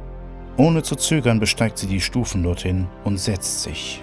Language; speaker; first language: German; native; German